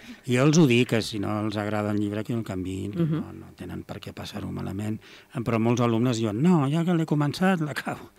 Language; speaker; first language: Catalan; native; Catalan